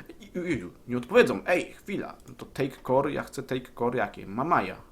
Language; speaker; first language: Polish; native; Polish